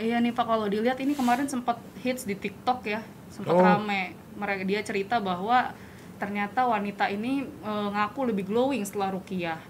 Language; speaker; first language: Indonesian; native; Indonesian